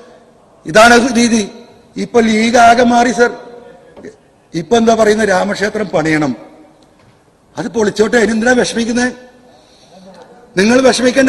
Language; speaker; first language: Malayalam; native; Malayalam